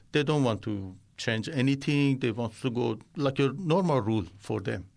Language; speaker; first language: English; non-native, learner; Persian